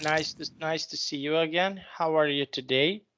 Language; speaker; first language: English; non-native, fluent; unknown